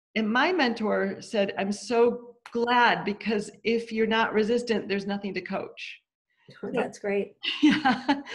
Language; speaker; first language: English; native; English